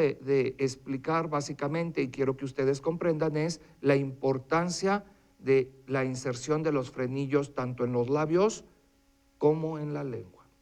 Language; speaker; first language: Spanish; native; Spanish